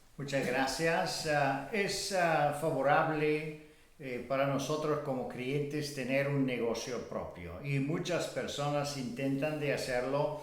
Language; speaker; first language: Spanish; non-native, fluent; Bulgarian